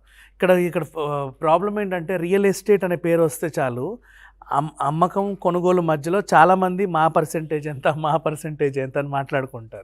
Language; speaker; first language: Telugu; native; Telugu